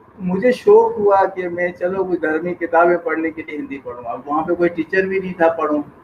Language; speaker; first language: Urdu; non-native, local second language; Sindhi